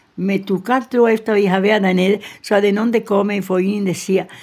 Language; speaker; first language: Danish; non-native, fluent; Spanish